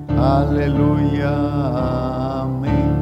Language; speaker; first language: Spanish; native; Spanish